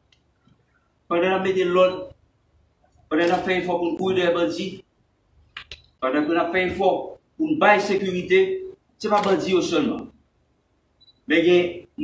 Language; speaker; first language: French; non-native, local second language; Haitian Creole